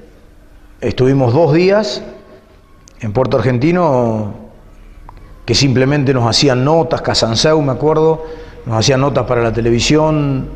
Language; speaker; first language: Spanish; native; Spanish